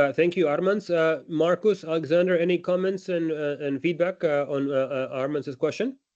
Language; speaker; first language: English; non-native, fluent; Latvian